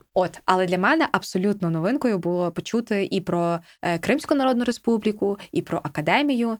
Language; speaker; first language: Ukrainian; native; Ukrainian